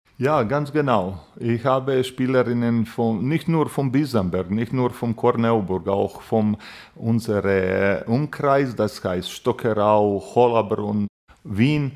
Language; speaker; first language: German; non-native, fluent; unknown